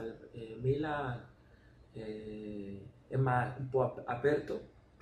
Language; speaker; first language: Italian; non-native, learner; Spanish